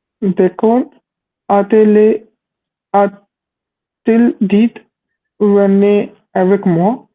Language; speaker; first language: French; non-native, learner; Hindi